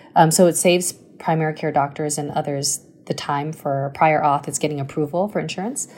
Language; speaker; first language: English; early bilingual, other home language; Chinese